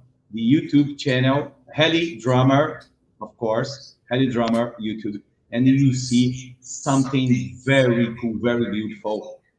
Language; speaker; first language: English; non-native, learner; Portuguese